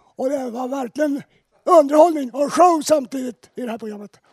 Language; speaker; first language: Swedish; native; Swedish